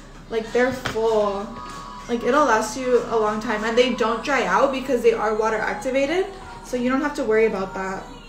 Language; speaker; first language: English; native; English